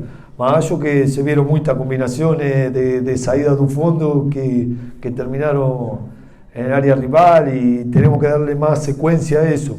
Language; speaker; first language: Portuguese; non-native, learner; Spanish